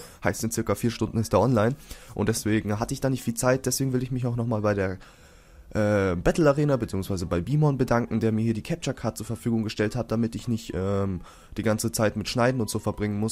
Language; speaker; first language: German; native; German